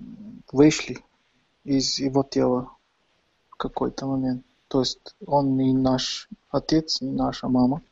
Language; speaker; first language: Russian; non-native, fluent; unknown